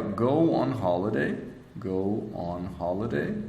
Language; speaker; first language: English; non-native, fluent; Portuguese